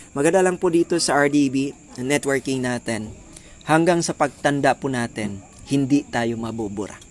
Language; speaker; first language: Filipino; non-native, local second language; Cebuano